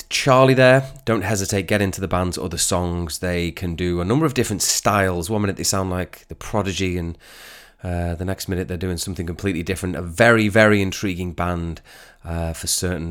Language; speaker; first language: English; native; English